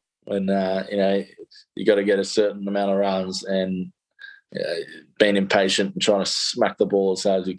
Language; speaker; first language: English; native; English